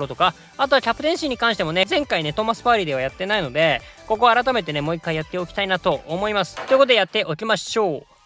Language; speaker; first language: Japanese; native; Japanese